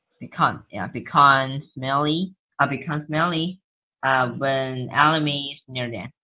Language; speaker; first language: English; non-native, learner; Chinese